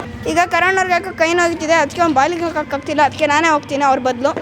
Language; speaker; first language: Kannada; native; Kannada